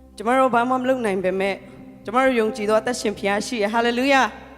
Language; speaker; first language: Burmese; non-native, local second language; Hakha Chin